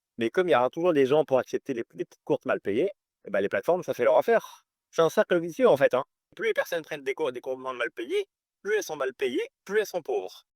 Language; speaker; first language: French; native; French